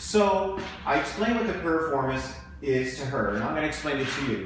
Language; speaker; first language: English; native; English